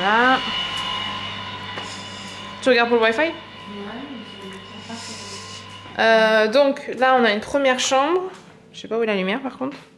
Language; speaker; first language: French; native; French